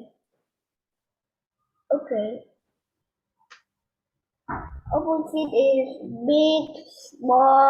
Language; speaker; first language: English; non-native, learner; Vietnamese